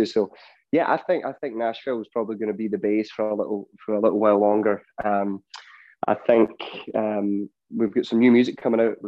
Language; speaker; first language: English; native; English